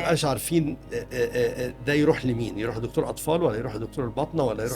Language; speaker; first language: Arabic; native; Arabic